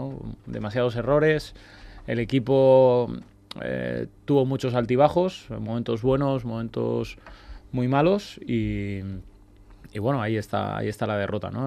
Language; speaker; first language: Spanish; native; Spanish